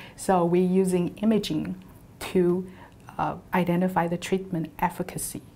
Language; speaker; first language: English; non-native, fluent; Chinese